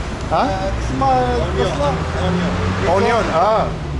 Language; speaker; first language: French; non-native, learner; Spanish